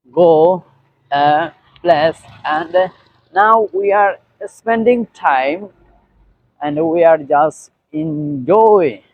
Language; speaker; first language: English; non-native, learner; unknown